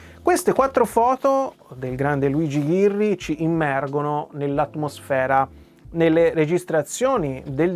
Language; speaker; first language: Italian; native; Italian